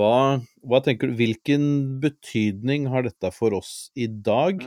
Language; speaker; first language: Norwegian; native; Norwegian